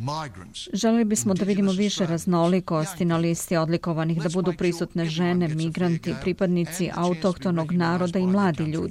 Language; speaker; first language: Serbian; native; Serbian